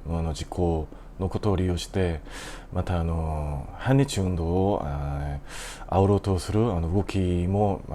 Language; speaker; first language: Japanese; non-native, fluent; Korean